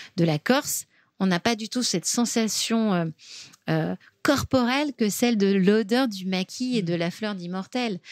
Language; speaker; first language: French; native; French